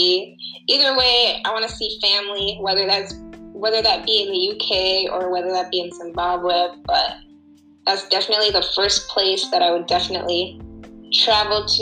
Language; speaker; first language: English; native; English